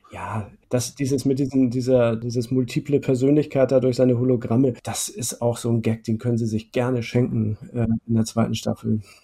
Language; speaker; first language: German; native; German